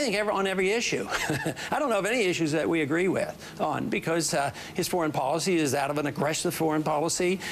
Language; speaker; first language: English; native; English